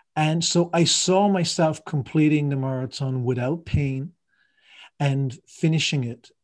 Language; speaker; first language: English; native; English